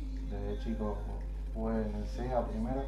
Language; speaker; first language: Spanish; native; Spanish